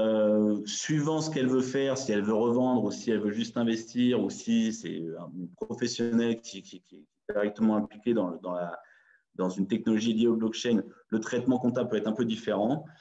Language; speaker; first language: French; native; French